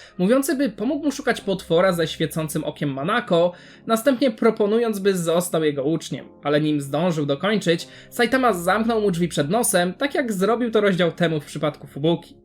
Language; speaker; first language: Polish; native; Polish